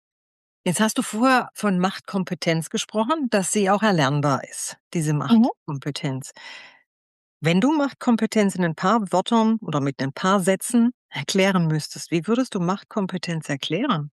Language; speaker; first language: German; native; German